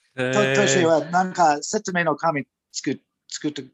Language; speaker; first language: Japanese; non-native, learner; English